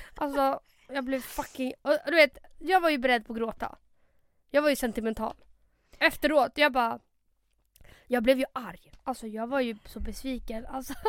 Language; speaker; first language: Swedish; early bilingual, other home language; Spanish